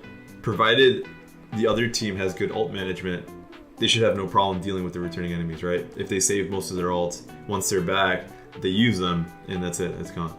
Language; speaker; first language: English; native; English